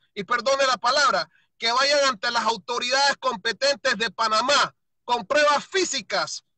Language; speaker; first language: Spanish; native; Spanish